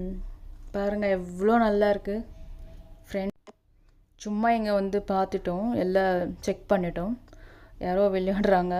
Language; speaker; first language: Tamil; non-native, local second language; Telugu